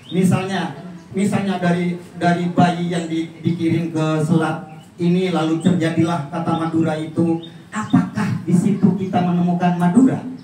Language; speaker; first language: Indonesian; non-native, local second language; Madurese